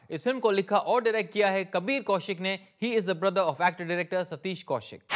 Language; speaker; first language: Hindi; native; Hindi